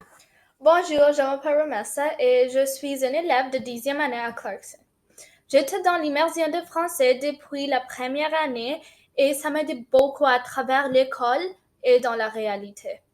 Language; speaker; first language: French; non-native, local second language; Urdu